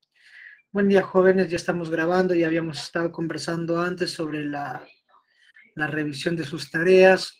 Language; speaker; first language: Spanish; native; Spanish